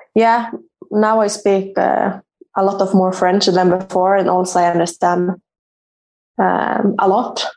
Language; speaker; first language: English; non-native, fluent; Swedish